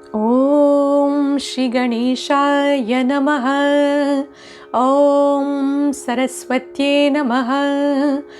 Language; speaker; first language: French; non-native, local second language; Bhojpuri